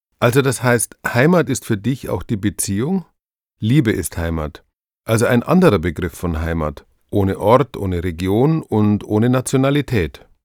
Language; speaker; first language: German; native; German